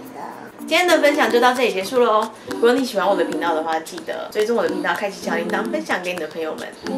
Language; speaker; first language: Chinese; native; Chinese